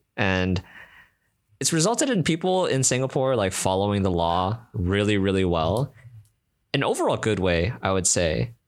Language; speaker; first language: English; native; English